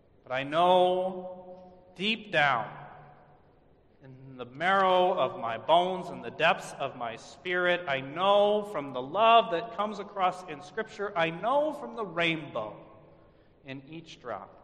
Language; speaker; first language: English; native; English